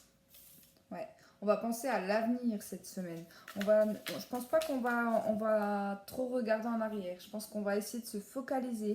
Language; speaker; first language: French; native; French